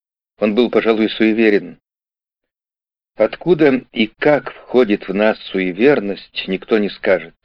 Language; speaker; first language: Russian; native; Russian